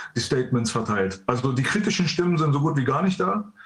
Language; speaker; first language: German; early bilingual, other home language; Persian